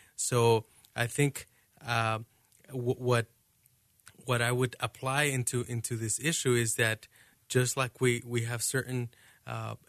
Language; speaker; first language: English; non-native, fluent; Spanish